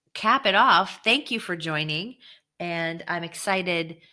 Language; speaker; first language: English; early bilingual, other home language; Hebrew